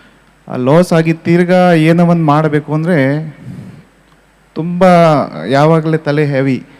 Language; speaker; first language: Kannada; non-native, fluent; Hindi